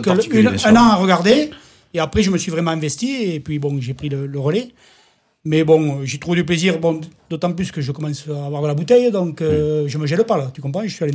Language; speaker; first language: French; native; French